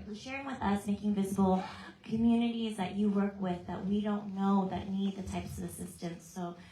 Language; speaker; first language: English; early bilingual, other home language; Vietnamese